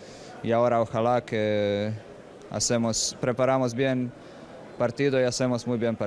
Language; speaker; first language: Spanish; non-native, learner; Croatian